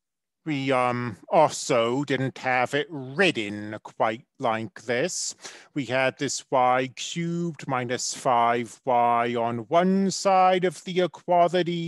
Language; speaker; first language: English; native; English